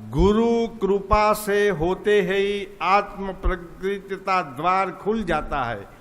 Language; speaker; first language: Hindi; non-native, local second language; Gujarati